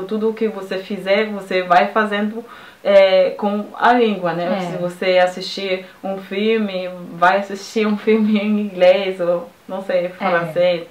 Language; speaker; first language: Portuguese; non-native, fluent; French